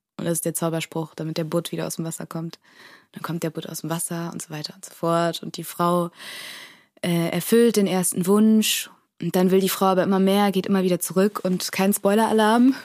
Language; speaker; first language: German; early bilingual, other home language; Portuguese